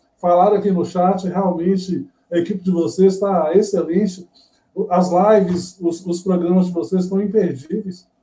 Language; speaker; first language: Portuguese; native; Portuguese